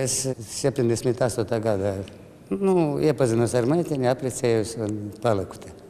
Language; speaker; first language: Latvian; non-native, learner; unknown